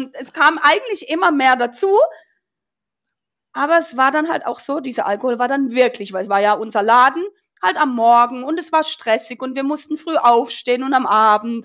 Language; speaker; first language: German; native; German